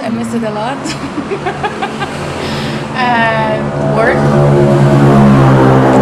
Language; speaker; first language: English; non-native, fluent; Swiss German